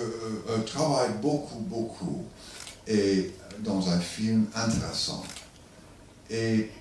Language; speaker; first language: French; non-native, learner; English